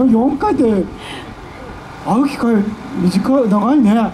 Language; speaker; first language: Japanese; native; Japanese